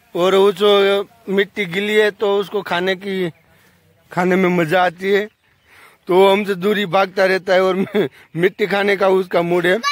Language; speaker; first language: Hindi; non-native, local second language; Gujarati